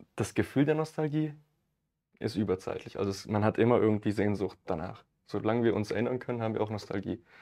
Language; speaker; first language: German; early bilingual, other home language; Italian